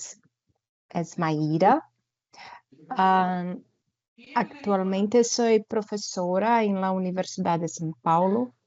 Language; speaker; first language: Spanish; non-native, fluent; Portuguese